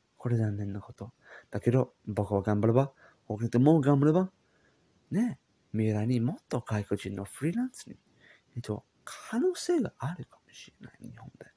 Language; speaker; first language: Japanese; non-native, learner; English